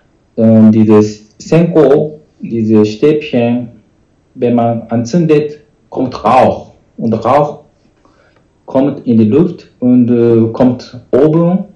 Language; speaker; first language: German; non-native, learner; Japanese